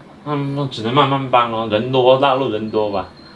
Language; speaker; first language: Chinese; native; Chinese